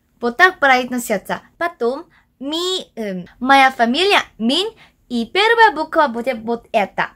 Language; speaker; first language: Russian; non-native, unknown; Korean